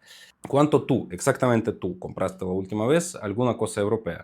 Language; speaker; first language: Spanish; non-native, fluent; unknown